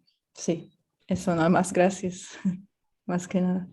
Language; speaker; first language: Spanish; non-native, fluent; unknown